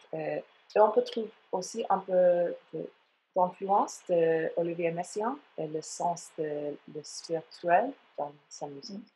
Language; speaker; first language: French; non-native, fluent; English